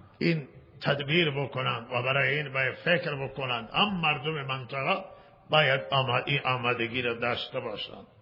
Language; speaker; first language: Persian; non-native, local second language; Baluchi